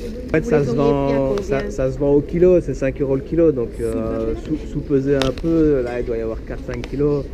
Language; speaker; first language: French; native; French